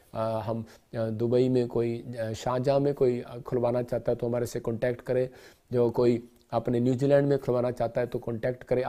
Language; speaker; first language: Hindi; non-native, local second language; Punjabi